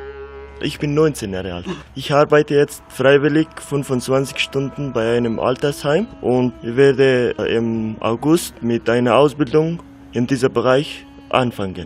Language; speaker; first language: German; non-native, learner; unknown